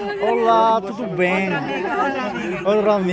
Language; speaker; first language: Portuguese; non-native, learner; French